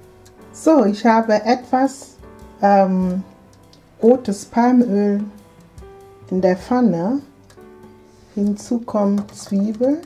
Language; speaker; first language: German; non-native, fluent; Akan